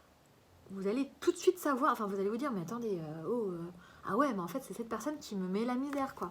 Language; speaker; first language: French; native; French